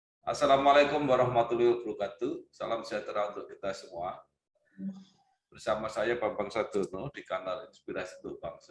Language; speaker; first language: Indonesian; native; Indonesian